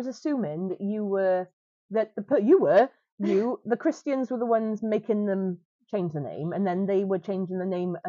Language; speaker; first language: English; native; English